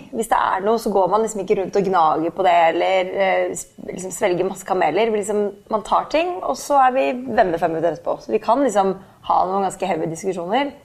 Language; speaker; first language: Norwegian; native; Norwegian